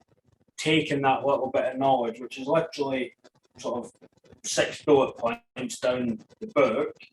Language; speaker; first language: English; native; English